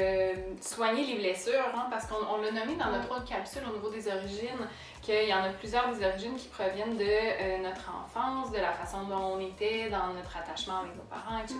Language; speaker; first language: French; native; French